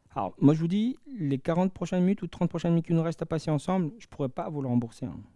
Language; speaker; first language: French; non-native, local second language; Malagasy